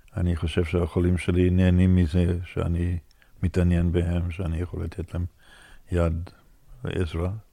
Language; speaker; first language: Hebrew; non-native, fluent; English